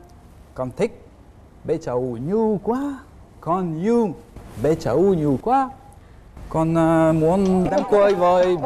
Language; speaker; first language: Vietnamese; non-native, learner; French